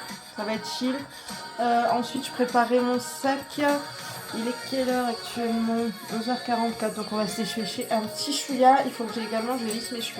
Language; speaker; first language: French; native; French